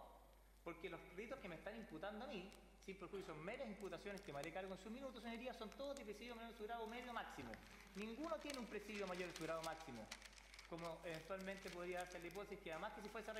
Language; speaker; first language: Spanish; native; Spanish